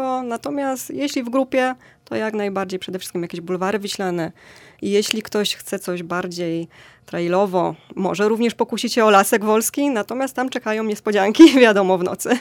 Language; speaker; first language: Polish; native; Polish